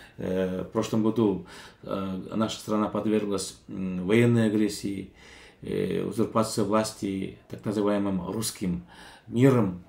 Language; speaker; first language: Russian; non-native, local second language; Kazakh